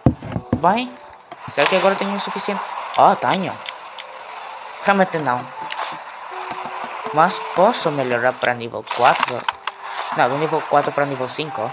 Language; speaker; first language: Portuguese; non-native, learner; Spanish